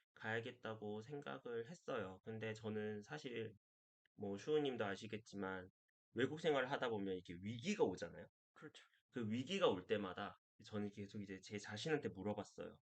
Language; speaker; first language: Korean; native; Korean